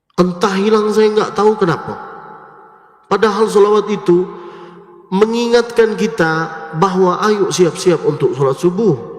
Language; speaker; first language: Malay; non-native, fluent; Arabic